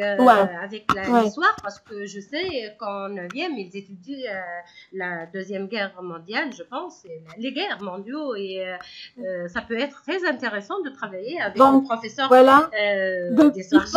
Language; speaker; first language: French; non-native, local second language; Arabic